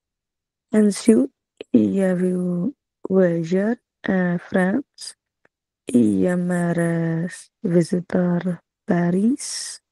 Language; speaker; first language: French; non-native, learner; Punjabi